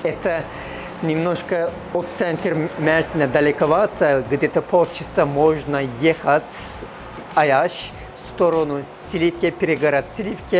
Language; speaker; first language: Russian; non-native, fluent; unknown